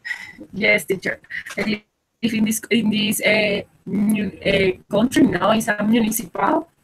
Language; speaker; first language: English; non-native, learner; Spanish